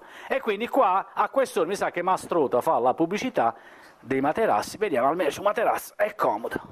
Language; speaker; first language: Italian; native; Italian